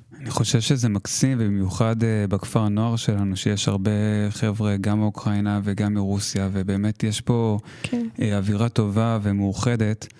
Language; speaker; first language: Hebrew; native; Hebrew